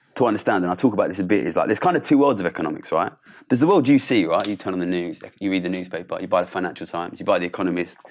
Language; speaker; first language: English; native; English